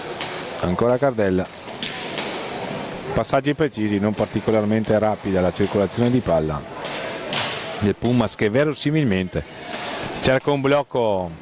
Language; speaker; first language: Italian; native; Italian